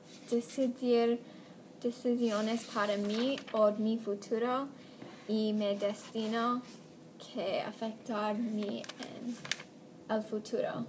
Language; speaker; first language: Spanish; non-native, learner; English